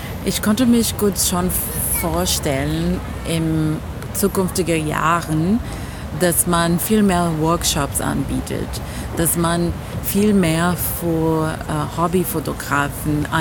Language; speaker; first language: German; non-native, fluent; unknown